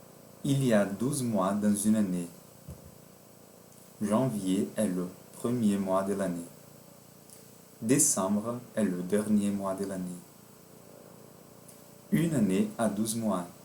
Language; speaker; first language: French; non-native, fluent; Portuguese